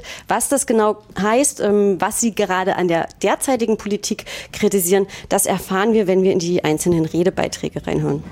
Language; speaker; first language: German; native; German